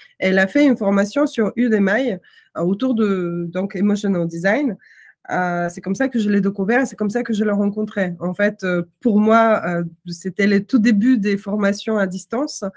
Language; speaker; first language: French; non-native, fluent; Russian